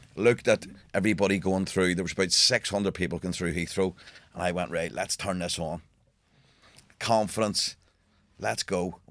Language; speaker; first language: English; native; English